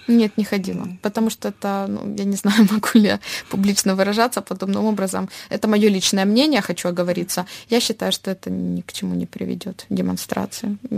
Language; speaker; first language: Russian; native; Russian